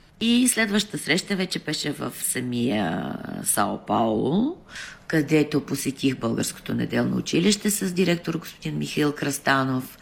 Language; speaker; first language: Bulgarian; early bilingual, heritage; Bulgarian